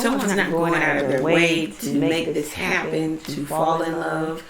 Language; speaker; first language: English; native; English